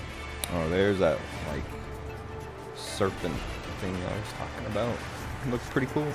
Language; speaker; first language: English; native; English